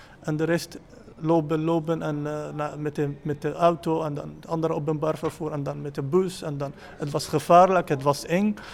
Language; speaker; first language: Dutch; non-native, learner; Arabic